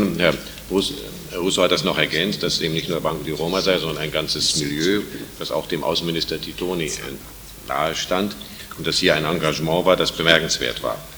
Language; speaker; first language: German; native; German